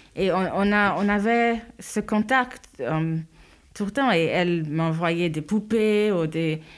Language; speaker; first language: French; non-native, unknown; Haitian Creole